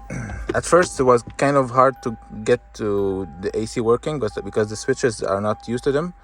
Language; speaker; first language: English; non-native, fluent; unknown